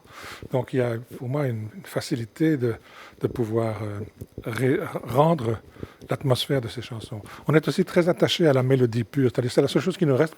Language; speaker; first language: French; native; French